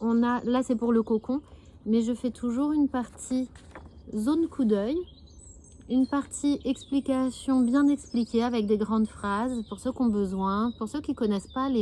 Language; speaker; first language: French; native; French